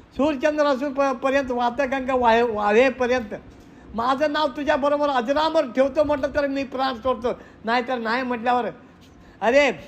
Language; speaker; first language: Marathi; non-native, local second language; Kannada